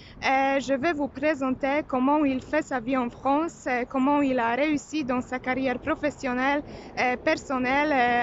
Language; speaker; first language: French; non-native, fluent; Polish